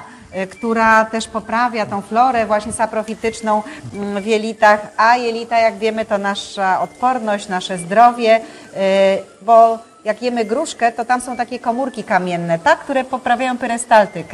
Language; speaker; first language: Polish; native; Polish